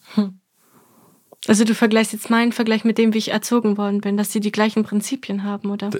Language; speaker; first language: German; early bilingual, other home language; Russian